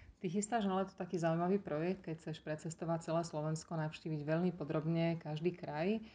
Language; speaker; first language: Slovak; native; Slovak